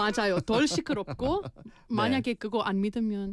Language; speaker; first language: Korean; non-native, fluent; English